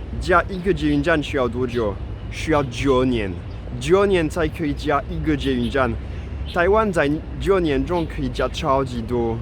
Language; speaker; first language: Chinese; non-native, fluent; French